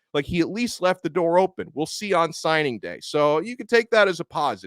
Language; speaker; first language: English; native; English